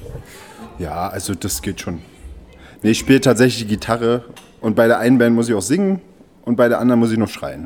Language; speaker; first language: German; native; German